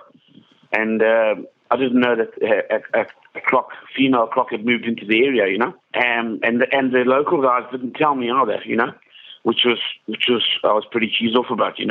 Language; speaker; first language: English; native; English